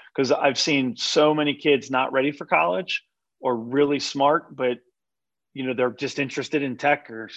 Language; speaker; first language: English; native; English